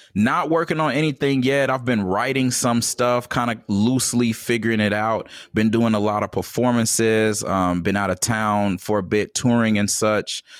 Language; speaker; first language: English; native; English